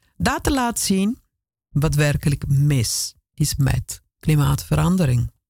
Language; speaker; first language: Dutch; non-native, fluent; Italian